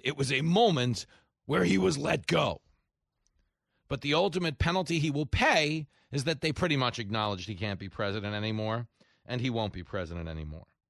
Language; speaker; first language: English; native; English